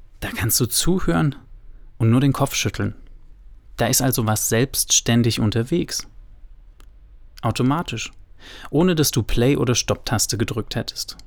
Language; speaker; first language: German; native; German